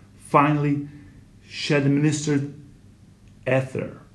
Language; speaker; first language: English; non-native, fluent; Portuguese